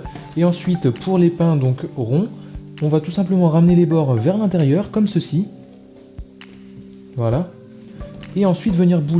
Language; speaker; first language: French; native; French